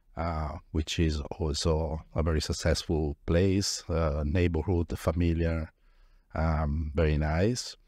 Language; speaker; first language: English; non-native, fluent; Italian